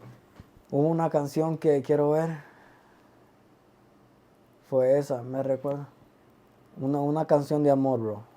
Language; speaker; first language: Spanish; early bilingual, other home language; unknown